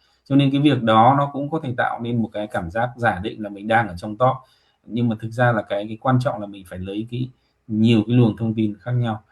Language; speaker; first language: Vietnamese; native; Vietnamese